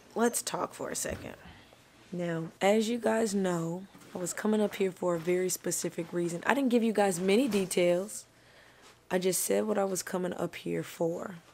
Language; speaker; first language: English; native; English